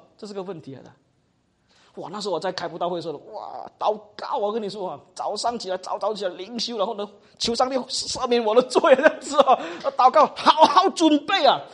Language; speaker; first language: Chinese; native; Chinese